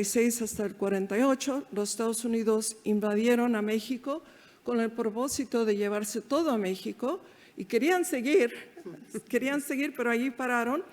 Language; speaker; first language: Spanish; early bilingual, heritage; Spanish